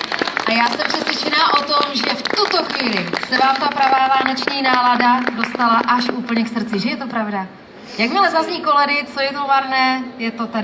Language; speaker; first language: Czech; native; Czech